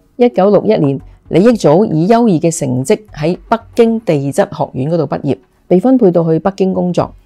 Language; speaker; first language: Chinese; non-native, local second language; Cantonese